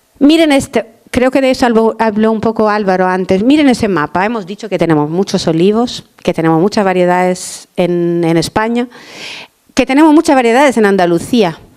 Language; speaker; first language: Spanish; non-native, fluent; Albanian